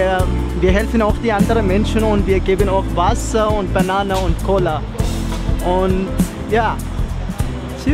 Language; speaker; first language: German; non-native, learner; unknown